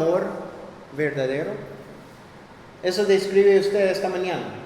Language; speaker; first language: Spanish; non-native, fluent; English